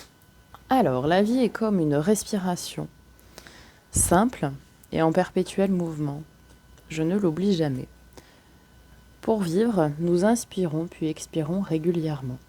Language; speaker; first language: French; native; French